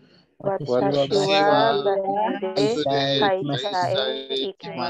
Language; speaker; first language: Japanese; non-native, learner; Indonesian